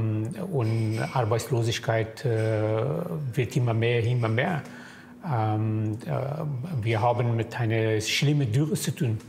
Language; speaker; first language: German; non-native, fluent; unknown